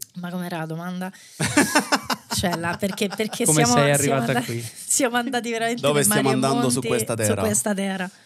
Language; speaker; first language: Italian; native; Italian